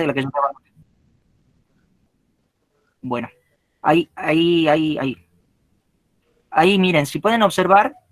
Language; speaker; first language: Spanish; native; Spanish